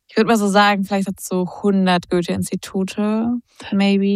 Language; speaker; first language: German; native; German